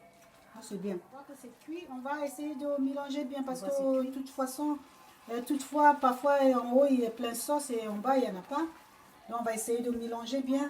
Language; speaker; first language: French; non-native, learner; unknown